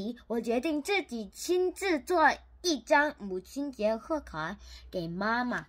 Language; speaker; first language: Chinese; non-native, learner; Korean